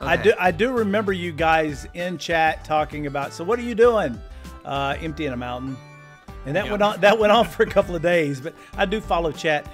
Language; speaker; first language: English; native; English